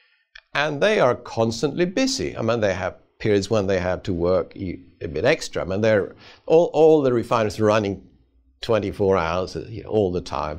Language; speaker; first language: English; non-native, fluent; Swedish